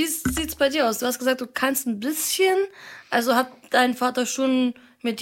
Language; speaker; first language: German; early bilingual, other home language; Arabic